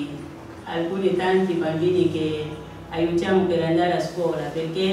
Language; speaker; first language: Italian; non-native, fluent; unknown